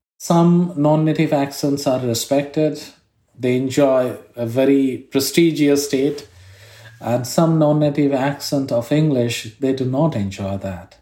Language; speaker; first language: English; non-native, fluent; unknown